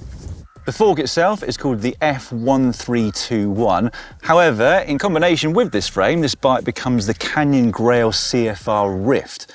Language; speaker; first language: English; native; English